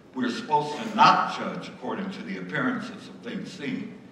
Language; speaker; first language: English; native; English